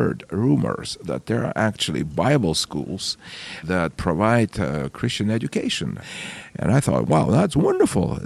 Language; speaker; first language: English; non-native, fluent; Russian